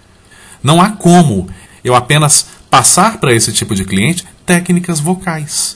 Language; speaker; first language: Portuguese; native; Portuguese